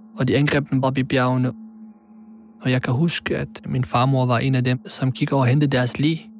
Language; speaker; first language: Danish; early bilingual, other home language; Central Kurdish